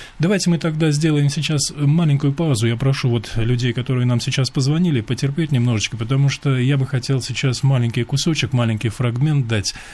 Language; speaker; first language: Russian; native; Russian